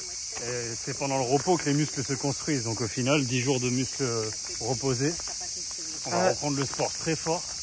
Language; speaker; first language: French; native; French